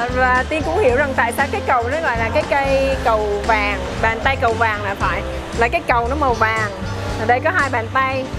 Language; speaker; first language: Vietnamese; early bilingual, heritage; Vietnamese